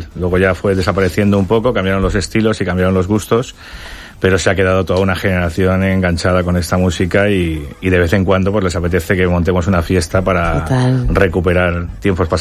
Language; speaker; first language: Spanish; native; Spanish